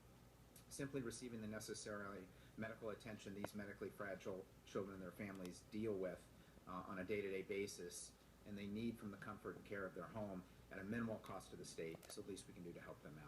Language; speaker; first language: English; native; English